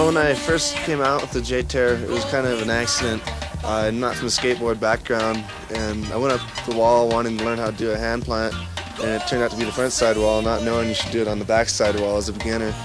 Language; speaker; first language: English; native; English